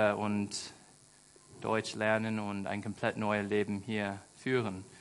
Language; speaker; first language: German; non-native, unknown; English